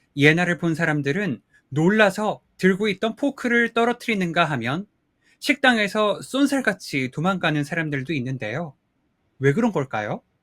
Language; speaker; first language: Korean; native; Korean